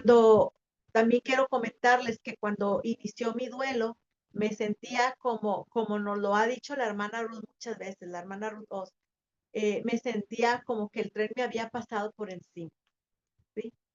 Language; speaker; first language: Spanish; native; Spanish